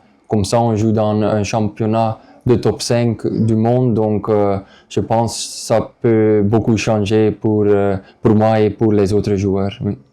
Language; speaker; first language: French; non-native, local second language; Dutch